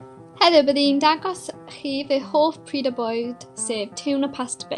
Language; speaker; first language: Welsh; non-native, local second language; English